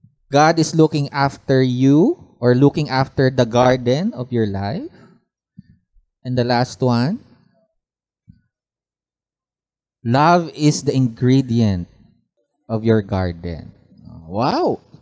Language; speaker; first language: English; non-native, local second language; Filipino